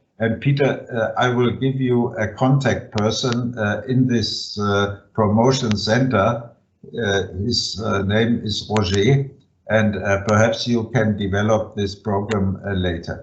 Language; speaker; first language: English; non-native, fluent; German